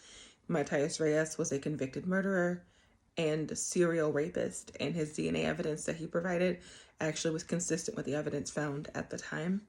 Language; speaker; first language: English; native; English